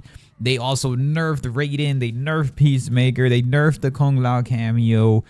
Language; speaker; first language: English; native; English